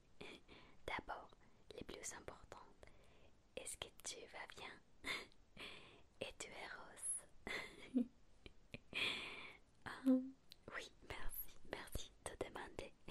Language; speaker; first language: French; non-native, learner; Spanish